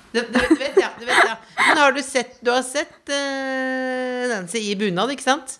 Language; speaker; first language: Norwegian; native; Norwegian